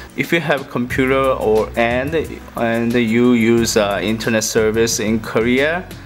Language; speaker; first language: English; non-native, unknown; Korean